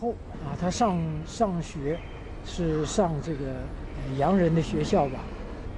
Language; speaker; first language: Chinese; native; Chinese